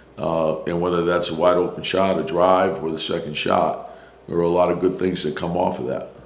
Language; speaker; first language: English; native; English